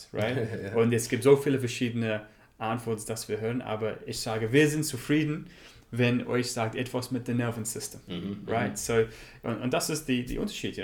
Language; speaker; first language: German; non-native, learner; English